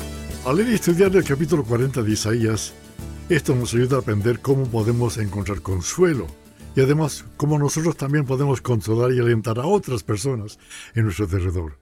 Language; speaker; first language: Spanish; non-native, fluent; English